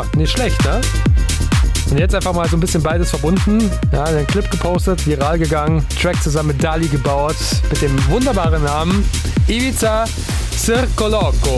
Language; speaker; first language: German; native; German